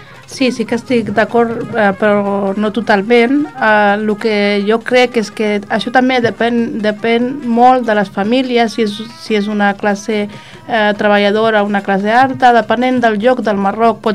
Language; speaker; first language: Catalan; early bilingual, other home language; Arabic